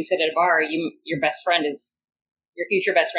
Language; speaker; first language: English; native; English